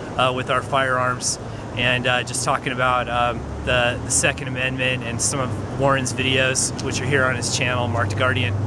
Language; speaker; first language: English; native; English